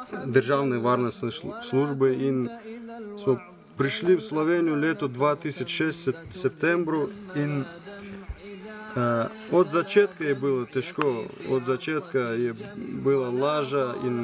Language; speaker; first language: Slovenian; non-native, learner; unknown